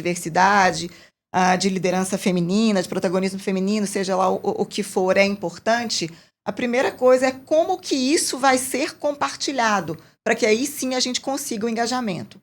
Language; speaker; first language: Portuguese; native; Portuguese